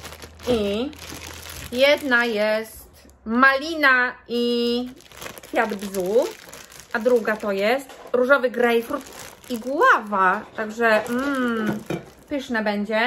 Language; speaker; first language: Polish; native; Polish